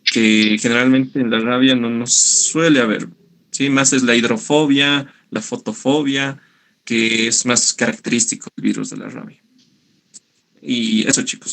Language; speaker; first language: Spanish; native; Spanish